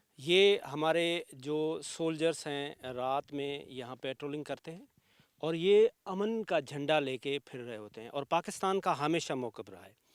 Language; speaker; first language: Urdu; non-native, local second language; Sindhi